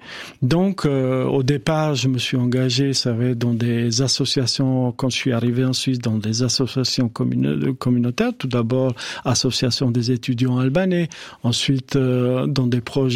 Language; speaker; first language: French; non-native, fluent; Albanian